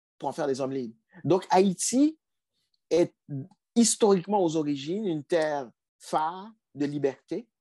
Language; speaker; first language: French; non-native, local second language; Haitian Creole